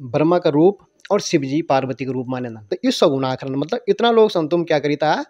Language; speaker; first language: Hindi; non-native, local second language; Garhwali